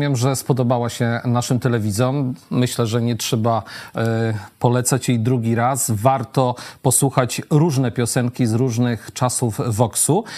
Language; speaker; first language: Polish; native; Polish